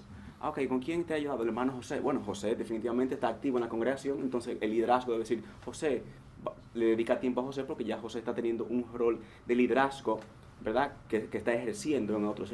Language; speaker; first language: Spanish; native; Spanish